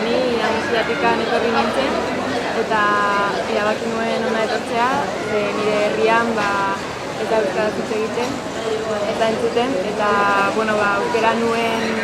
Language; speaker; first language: Basque; non-native, local second language; Spanish